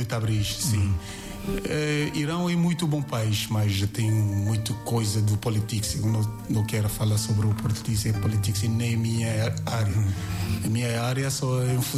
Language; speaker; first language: Portuguese; non-native, learner; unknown